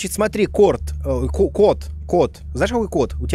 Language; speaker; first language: Russian; native; Russian